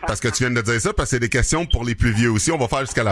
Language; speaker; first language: French; native; French